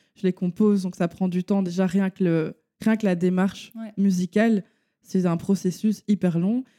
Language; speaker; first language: French; native; French